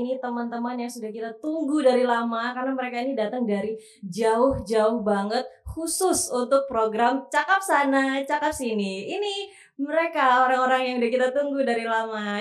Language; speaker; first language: Indonesian; native; Indonesian